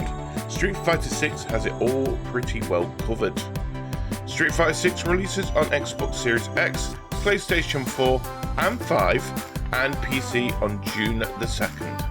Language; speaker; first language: English; native; English